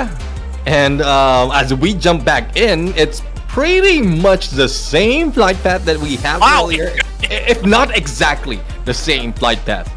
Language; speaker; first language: English; non-native, local second language; Filipino